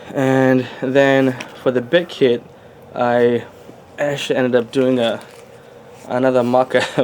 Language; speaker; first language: English; native; English